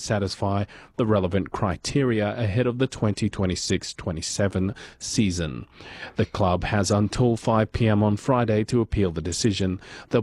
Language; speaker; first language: English; native; English